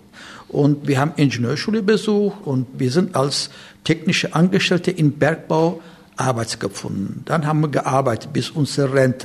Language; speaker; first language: German; non-native, fluent; Turkish